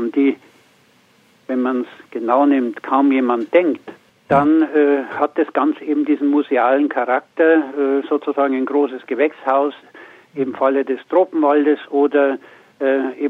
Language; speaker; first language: German; native; German